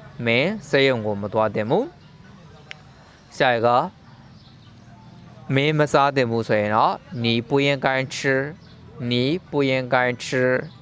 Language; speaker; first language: Chinese; non-native, learner; Burmese